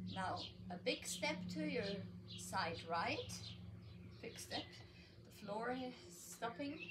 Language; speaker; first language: English; non-native, fluent; German